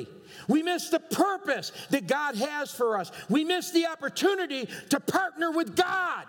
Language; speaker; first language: English; native; English